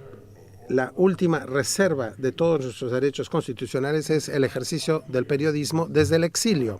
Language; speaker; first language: Spanish; native; Spanish